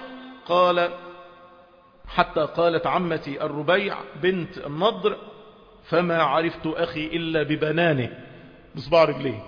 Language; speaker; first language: Arabic; native; Arabic